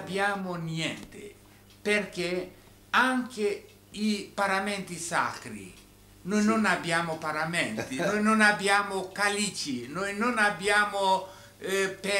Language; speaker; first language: Italian; non-native, fluent; Romanian